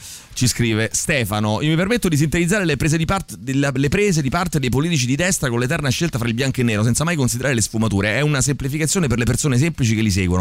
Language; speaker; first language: Italian; native; Italian